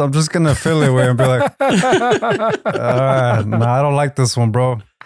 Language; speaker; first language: English; early bilingual, other home language; Spanish